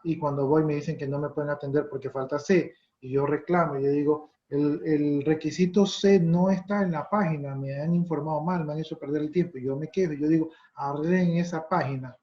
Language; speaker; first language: Spanish; native; Spanish